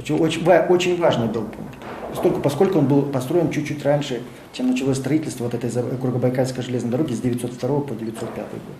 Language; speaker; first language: Russian; native; Russian